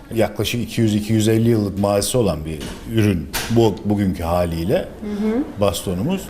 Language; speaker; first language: Turkish; native; Turkish